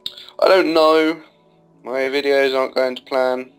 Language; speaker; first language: English; native; English